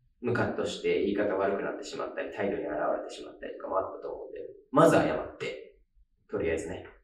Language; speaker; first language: Japanese; native; Japanese